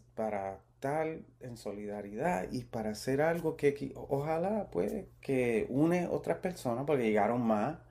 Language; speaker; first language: Spanish; early bilingual, heritage; Spanish